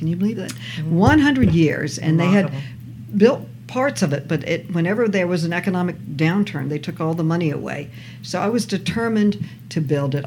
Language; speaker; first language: English; native; English